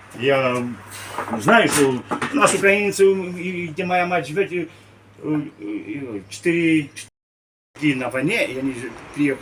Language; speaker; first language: Russian; non-native, learner; Romanian